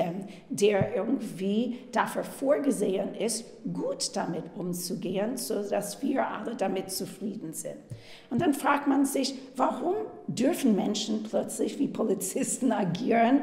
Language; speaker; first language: German; non-native, fluent; English